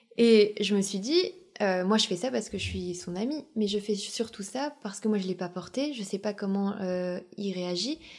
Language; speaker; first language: French; native; French